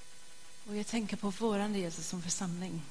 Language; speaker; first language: Swedish; non-native, fluent; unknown